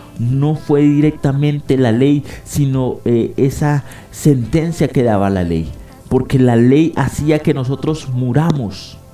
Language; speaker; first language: Spanish; native; Spanish